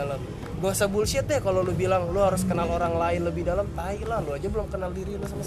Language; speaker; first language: Indonesian; native; Indonesian